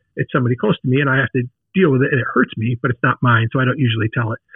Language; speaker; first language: English; native; English